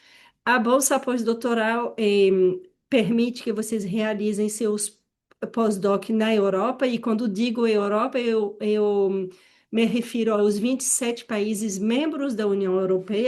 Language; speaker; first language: Portuguese; non-native, fluent; French